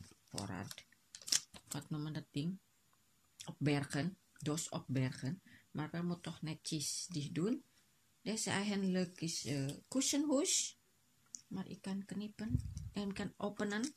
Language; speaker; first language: Dutch; non-native, local second language; Indonesian